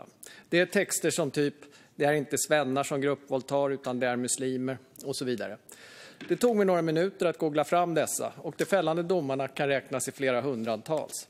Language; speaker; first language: Swedish; native; Swedish